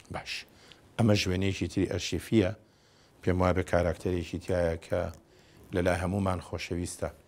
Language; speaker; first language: Central Kurdish; native; Central Kurdish